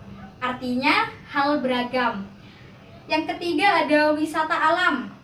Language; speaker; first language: Indonesian; native; Indonesian